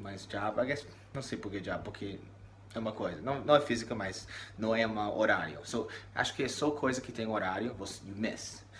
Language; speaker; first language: Portuguese; non-native, learner; English